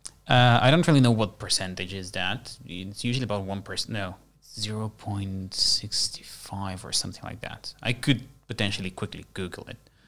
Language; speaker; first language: English; non-native, fluent; Bulgarian